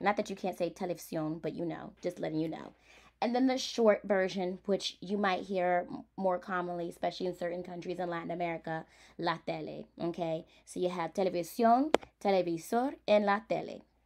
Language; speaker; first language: English; early bilingual, other home language; Spanish